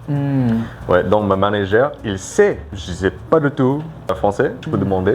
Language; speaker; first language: French; non-native, learner; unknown